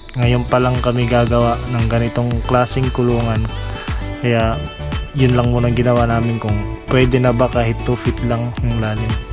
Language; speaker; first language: Filipino; non-native, local second language; Cebuano